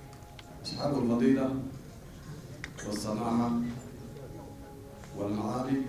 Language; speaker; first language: Arabic; non-native, fluent; Amharic